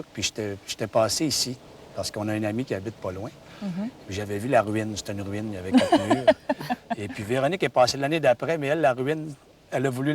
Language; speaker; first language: French; native; French